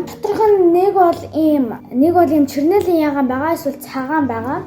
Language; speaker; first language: Mongolian; early bilingual, heritage; Mongolian